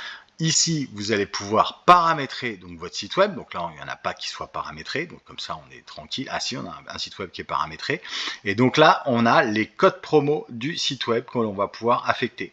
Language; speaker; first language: French; native; French